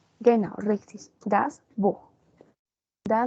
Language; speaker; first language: German; non-native, fluent; Spanish